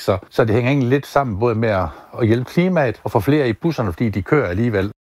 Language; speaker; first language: Danish; native; Danish